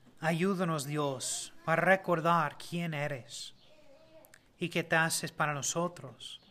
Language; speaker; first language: Spanish; non-native, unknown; English